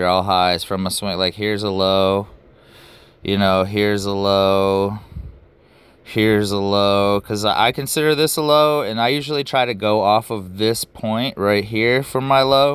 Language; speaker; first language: English; native; English